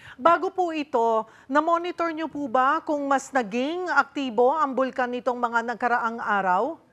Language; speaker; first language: Filipino; native; Filipino